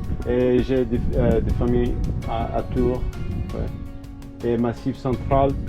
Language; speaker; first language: French; non-native, fluent; English